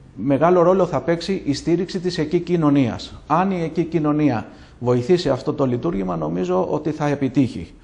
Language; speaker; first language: Greek; native; Greek